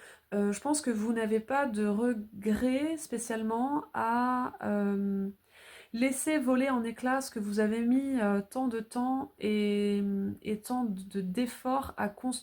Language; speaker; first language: French; native; French